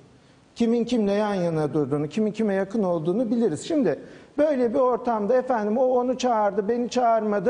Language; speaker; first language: Turkish; native; Turkish